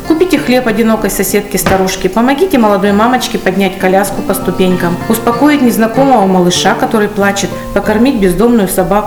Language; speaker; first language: Russian; native; Russian